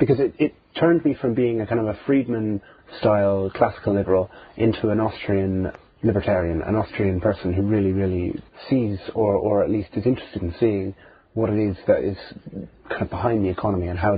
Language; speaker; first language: English; native; English